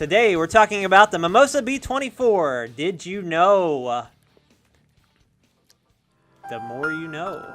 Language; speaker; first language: English; native; English